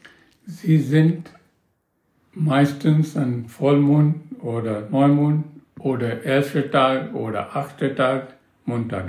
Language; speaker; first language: German; non-native, learner; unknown